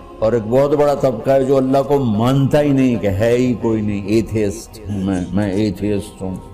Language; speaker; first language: Urdu; non-native, local second language; Punjabi